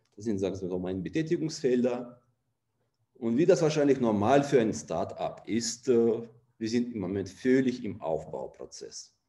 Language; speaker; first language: German; non-native, fluent; Russian